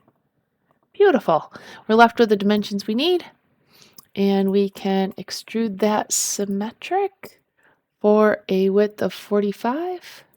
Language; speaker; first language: English; native; English